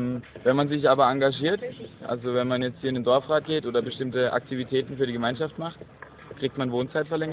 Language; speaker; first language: German; native; German